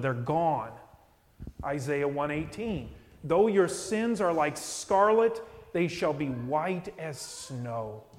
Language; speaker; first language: English; native; English